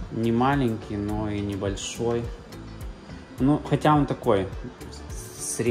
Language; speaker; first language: Russian; native; Russian